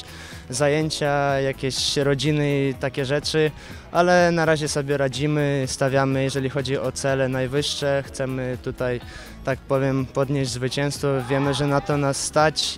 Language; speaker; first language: Polish; non-native, fluent; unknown